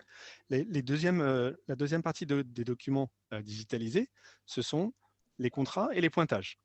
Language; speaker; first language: French; native; French